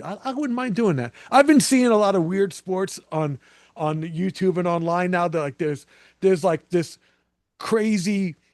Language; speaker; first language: English; native; English